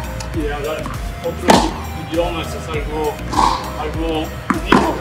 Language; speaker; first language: Spanish; early bilingual, other home language; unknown